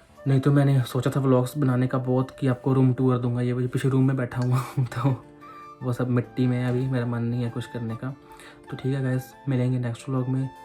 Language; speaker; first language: Hindi; non-native, local second language; Punjabi